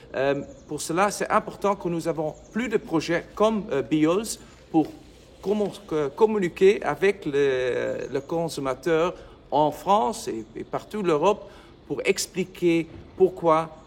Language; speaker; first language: French; non-native, learner; Dutch